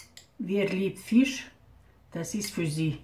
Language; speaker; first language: German; non-native, fluent; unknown